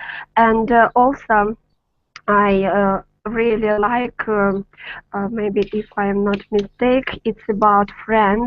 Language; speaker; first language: English; non-native, learner; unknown